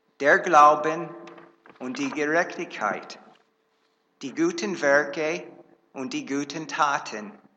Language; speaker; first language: German; non-native, fluent; English